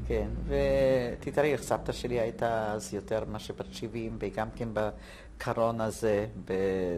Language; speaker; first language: Hebrew; non-native, fluent; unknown